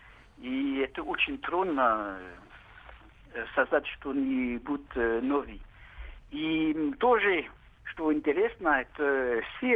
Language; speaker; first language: Russian; non-native, learner; French